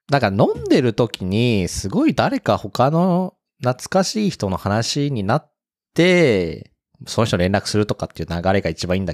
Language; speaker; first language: Japanese; native; Japanese